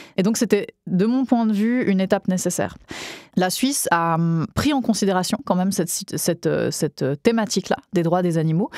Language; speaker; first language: French; native; French